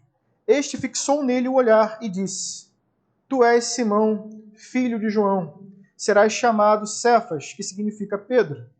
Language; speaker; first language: Portuguese; native; Portuguese